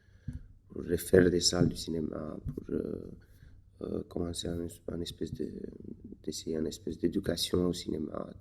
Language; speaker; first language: French; non-native, fluent; Romanian